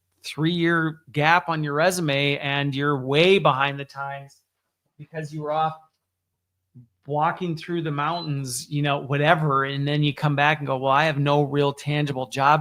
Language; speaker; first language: English; native; English